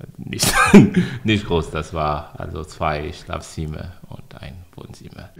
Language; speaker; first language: German; non-native, fluent; French